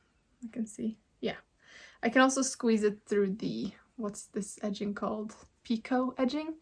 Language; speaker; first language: English; non-native, fluent; Norwegian